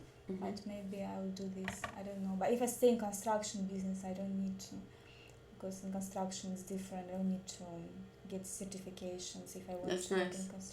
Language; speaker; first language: English; non-native, learner; Russian